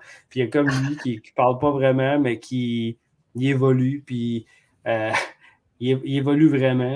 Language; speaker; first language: French; native; French